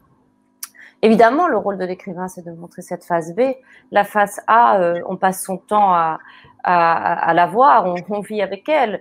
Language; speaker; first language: French; native; French